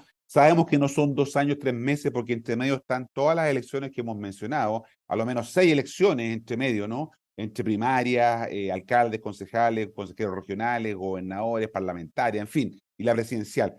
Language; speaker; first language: Spanish; native; Spanish